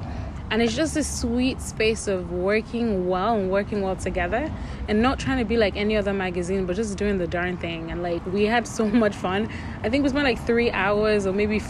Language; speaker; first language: English; non-native, local second language; Yoruba